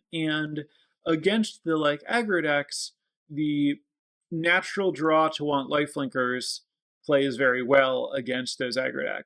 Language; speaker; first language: English; native; English